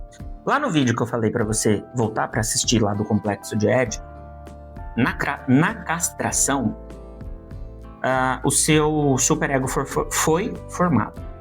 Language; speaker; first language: Portuguese; native; Portuguese